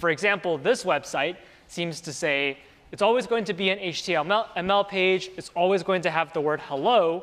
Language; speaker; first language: English; native; English